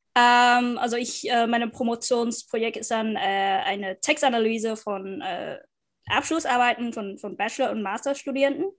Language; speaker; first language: German; non-native, fluent; Vietnamese